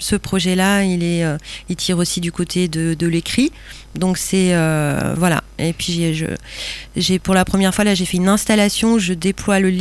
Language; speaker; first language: French; native; French